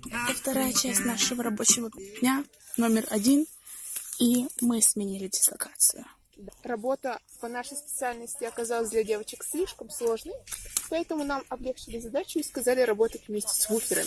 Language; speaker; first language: Russian; native; Russian